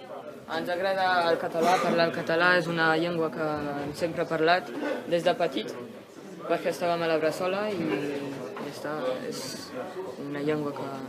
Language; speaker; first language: Catalan; non-native, local second language; French